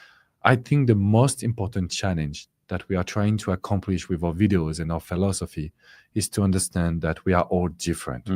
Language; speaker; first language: English; non-native, fluent; French